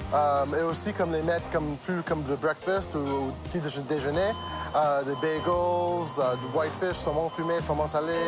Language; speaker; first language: French; non-native, local second language; English